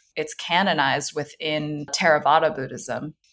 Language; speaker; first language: English; early bilingual, other home language; Chinese